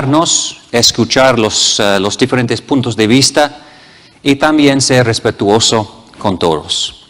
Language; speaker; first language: Spanish; non-native, fluent; English